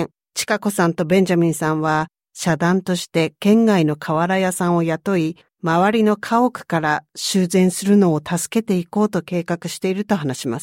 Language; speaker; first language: Japanese; native; Japanese